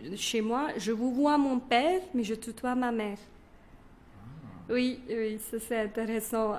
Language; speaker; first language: French; non-native, fluent; Kannada